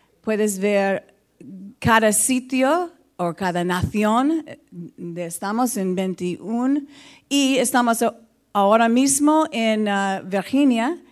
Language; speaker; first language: Spanish; non-native, learner; English